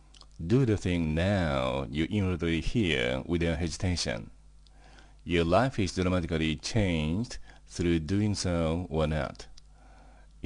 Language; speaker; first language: English; non-native, fluent; Japanese